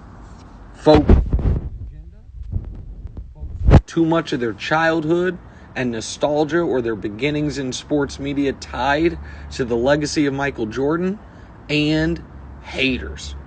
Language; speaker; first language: English; native; English